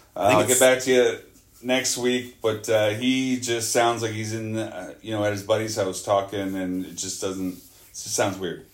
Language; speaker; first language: English; native; English